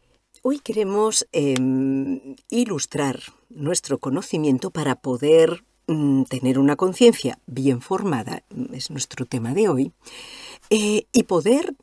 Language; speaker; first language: Spanish; native; Spanish